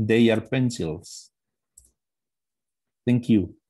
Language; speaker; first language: English; non-native, learner; Spanish